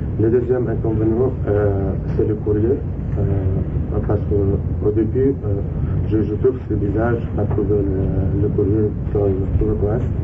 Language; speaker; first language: French; non-native, learner; Arabic